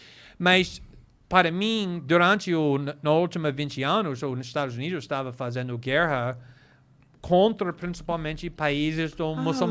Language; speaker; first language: Portuguese; non-native, fluent; English